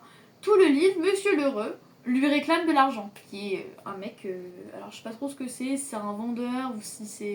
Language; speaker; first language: French; native; French